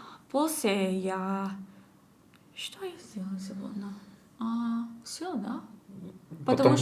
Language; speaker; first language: Russian; non-native, learner; English